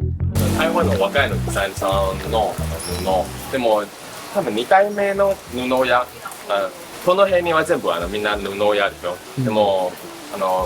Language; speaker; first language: Japanese; non-native, learner; Chinese